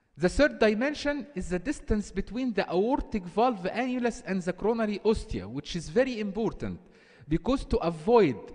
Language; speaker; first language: English; non-native, fluent; Arabic